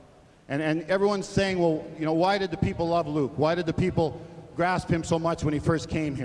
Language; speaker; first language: English; native; English